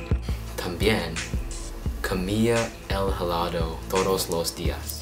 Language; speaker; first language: Spanish; non-native, learner; English